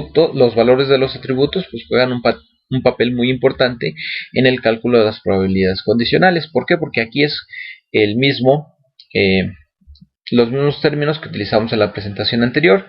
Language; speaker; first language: Spanish; native; Spanish